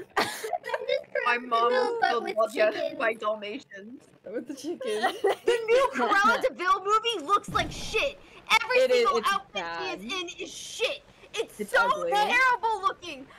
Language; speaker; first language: English; native; English